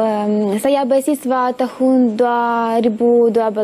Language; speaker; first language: Indonesian; non-native, learner; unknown